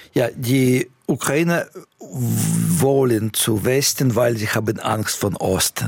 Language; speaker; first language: German; non-native, fluent; Russian